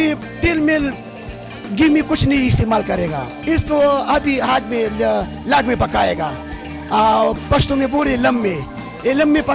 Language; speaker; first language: Hindi; non-native, local second language; Pashto